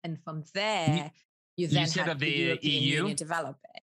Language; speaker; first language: English; early bilingual, other home language; Spanish